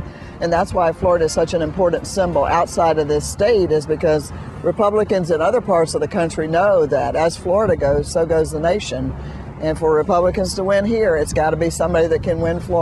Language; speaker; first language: English; native; English